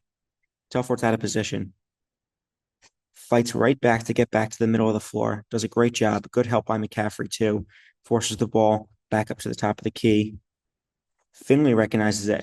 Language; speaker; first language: English; native; English